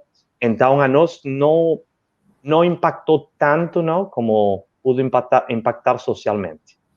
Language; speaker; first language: Portuguese; non-native, learner; Spanish